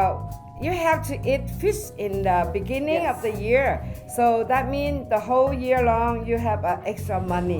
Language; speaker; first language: English; non-native, learner; Cantonese